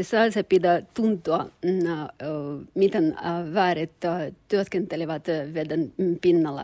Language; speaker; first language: Finnish; non-native, learner; Russian